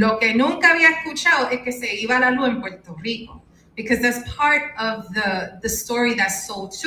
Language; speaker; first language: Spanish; early bilingual, heritage; Spanish